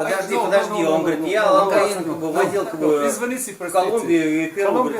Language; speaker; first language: Russian; native; Russian